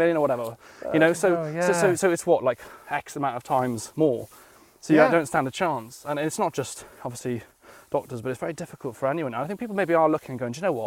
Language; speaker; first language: English; native; English